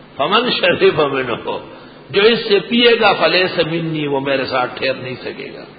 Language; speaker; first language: Urdu; non-native, local second language; Pashto